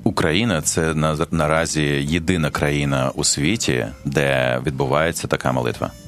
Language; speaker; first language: Ukrainian; native; Ukrainian